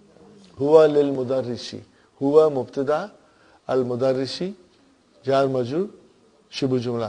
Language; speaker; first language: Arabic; non-native, fluent; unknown